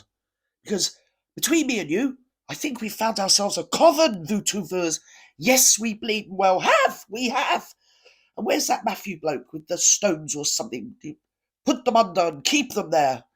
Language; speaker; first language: English; native; English